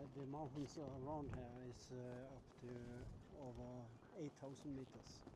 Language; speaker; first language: English; non-native, fluent; Norwegian